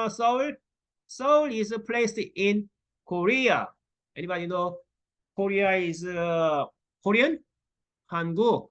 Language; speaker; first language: English; non-native, learner; Korean